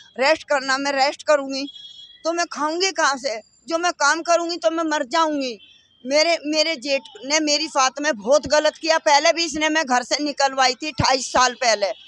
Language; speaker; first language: Hindi; native; Hindi